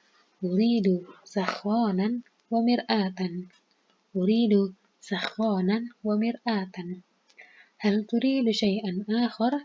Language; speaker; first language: Arabic; non-native, fluent; Indonesian